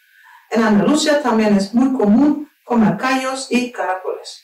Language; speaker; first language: Spanish; non-native, fluent; Turkish